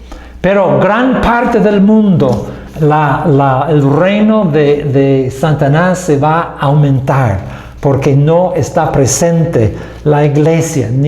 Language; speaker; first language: Spanish; non-native, fluent; English